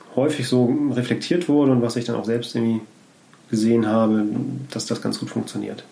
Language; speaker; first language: German; native; German